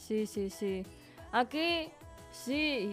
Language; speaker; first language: Catalan; non-native, learner; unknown